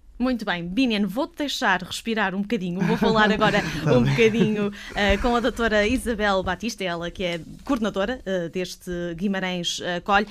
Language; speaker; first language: Portuguese; native; Portuguese